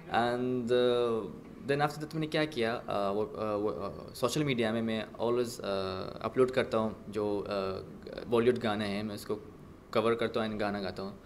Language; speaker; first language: Hindi; non-native, fluent; Arabic